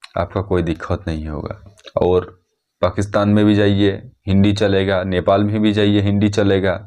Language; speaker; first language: Hindi; non-native, fluent; Bangla